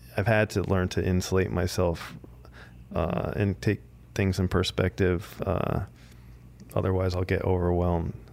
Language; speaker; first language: English; native; English